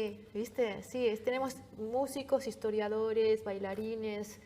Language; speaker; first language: Spanish; native; Spanish